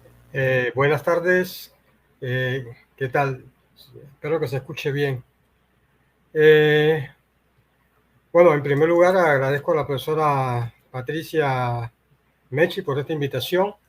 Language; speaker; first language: Spanish; native; Spanish